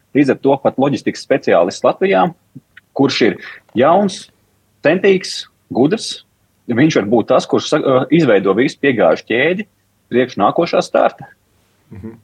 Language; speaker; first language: Latvian; native; Latvian